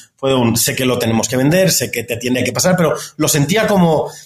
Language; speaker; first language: Spanish; native; Spanish